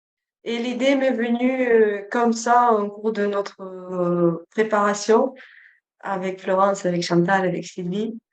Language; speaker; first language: French; non-native, fluent; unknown